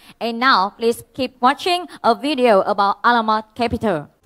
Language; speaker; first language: English; non-native, fluent; Vietnamese